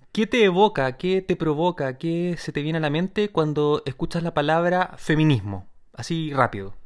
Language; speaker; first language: Spanish; native; Spanish